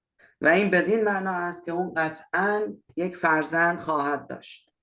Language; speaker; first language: Persian; native; Persian